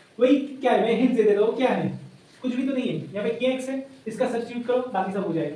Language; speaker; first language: Hindi; non-native, local second language; Bangla